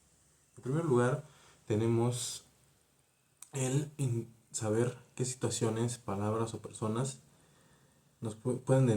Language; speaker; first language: Spanish; native; Spanish